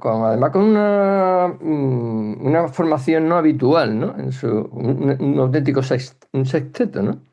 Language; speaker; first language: Spanish; native; Spanish